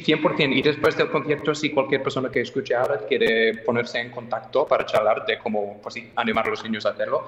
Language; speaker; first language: Spanish; non-native, fluent; English